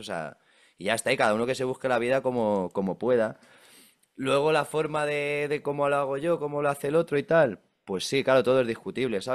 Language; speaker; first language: Spanish; native; Spanish